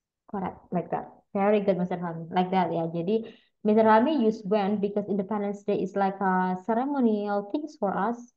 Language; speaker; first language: English; non-native, fluent; Indonesian